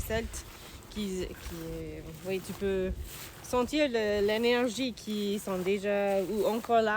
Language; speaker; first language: French; non-native, learner; English